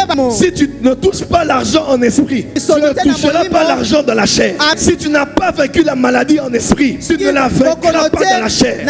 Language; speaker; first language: French; non-native, local second language; Lingala